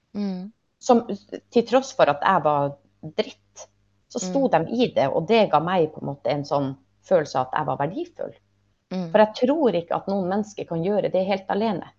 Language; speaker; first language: Norwegian; native; Norwegian